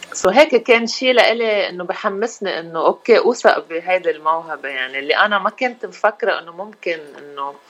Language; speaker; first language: Arabic; native; Arabic